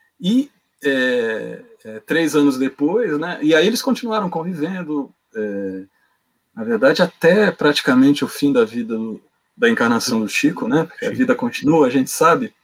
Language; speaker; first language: Portuguese; native; Portuguese